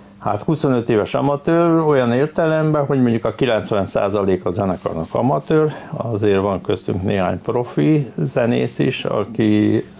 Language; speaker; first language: Hungarian; native; Hungarian